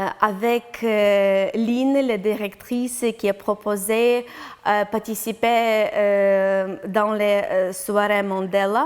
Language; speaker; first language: French; non-native, learner; Ukrainian